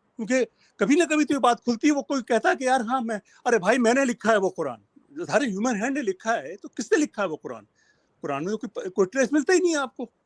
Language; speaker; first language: Urdu; native; Urdu